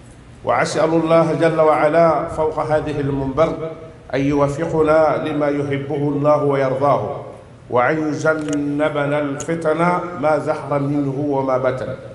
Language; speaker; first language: Arabic; non-native, fluent; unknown